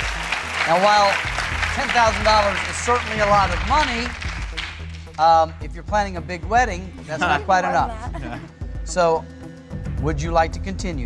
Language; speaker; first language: English; native; English